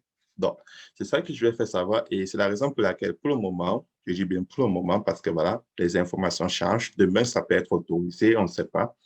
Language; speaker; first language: French; native; French